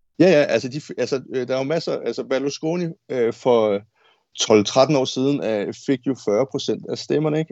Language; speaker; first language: Danish; native; Danish